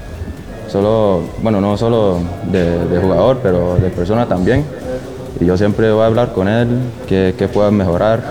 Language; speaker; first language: Spanish; non-native, learner; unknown